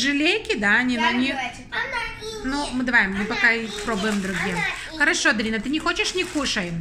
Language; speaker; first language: Russian; native; Russian